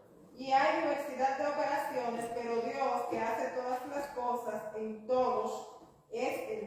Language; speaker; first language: Spanish; native; Spanish